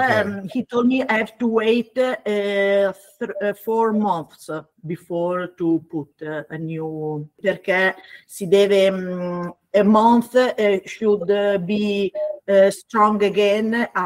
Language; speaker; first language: English; non-native, learner; Italian